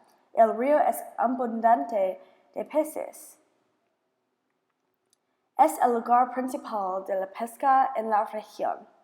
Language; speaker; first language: Spanish; non-native, learner; English